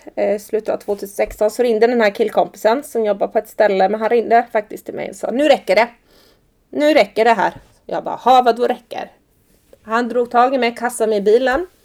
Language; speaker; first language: Swedish; early bilingual, other home language; Persian